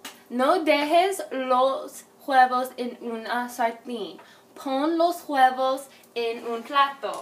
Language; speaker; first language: Spanish; non-native, learner; English